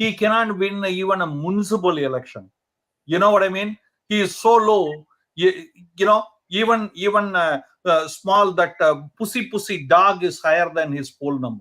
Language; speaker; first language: English; non-native, local second language; Hindi